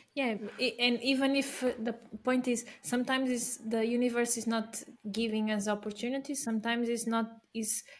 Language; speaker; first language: English; non-native, fluent; Portuguese